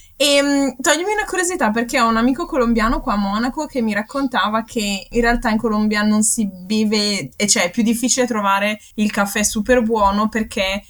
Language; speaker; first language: Italian; native; Italian